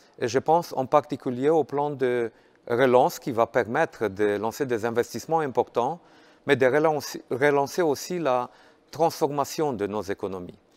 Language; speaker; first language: French; non-native, fluent; Romanian